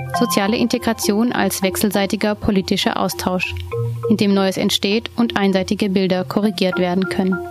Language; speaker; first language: German; native; German